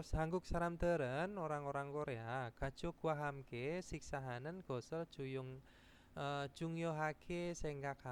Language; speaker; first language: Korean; non-native, fluent; Indonesian